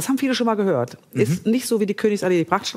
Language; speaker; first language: German; native; German